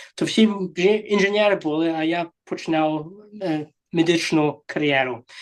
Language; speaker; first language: Ukrainian; early bilingual, heritage; Ukrainian